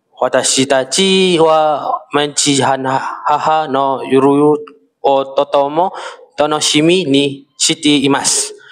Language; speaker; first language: Japanese; non-native, learner; Malay